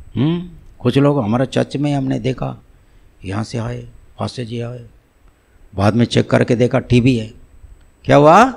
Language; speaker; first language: Hindi; non-native, local second language; Tamil